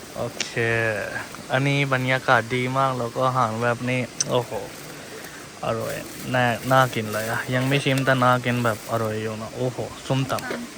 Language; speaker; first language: Thai; non-native, fluent; Punjabi